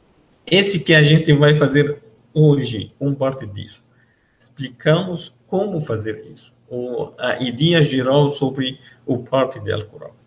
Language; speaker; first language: Portuguese; non-native, learner; Arabic